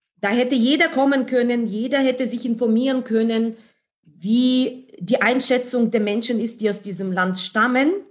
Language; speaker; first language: German; non-native, fluent; Russian